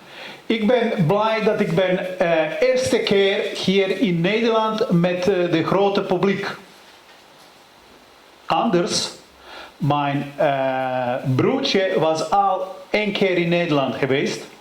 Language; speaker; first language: Dutch; non-native, learner; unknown